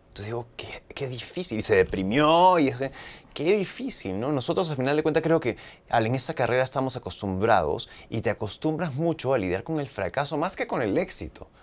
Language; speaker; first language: Spanish; native; Spanish